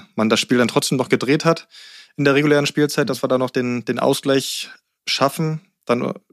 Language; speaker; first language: German; native; German